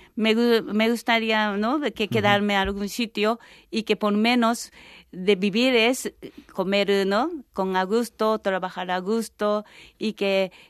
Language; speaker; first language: Spanish; non-native, fluent; Japanese